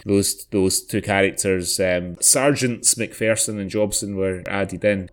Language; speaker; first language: English; native; English